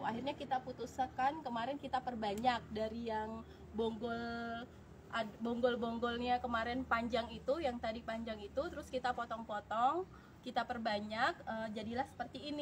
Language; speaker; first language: Indonesian; native; Indonesian